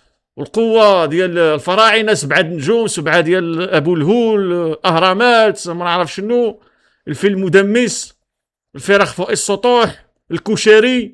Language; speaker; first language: Arabic; native; Arabic